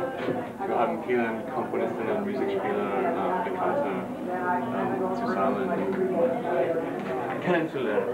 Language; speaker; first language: German; non-native, learner; English